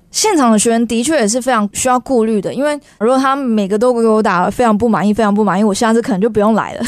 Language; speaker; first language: Chinese; native; Chinese